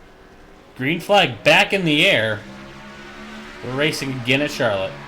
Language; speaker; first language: English; native; English